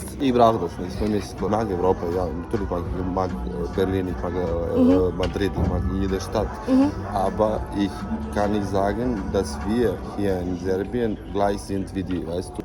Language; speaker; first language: German; early bilingual, heritage; German